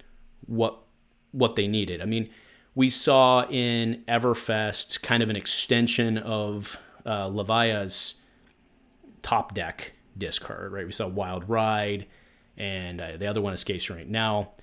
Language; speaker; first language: English; native; English